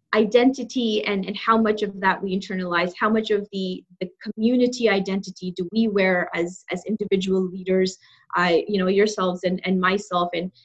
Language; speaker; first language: English; non-native, local second language; Urdu